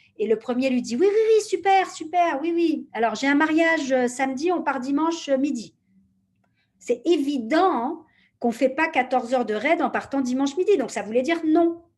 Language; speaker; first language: French; native; French